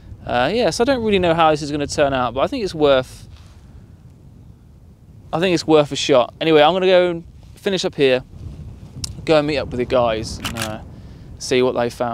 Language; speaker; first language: English; native; English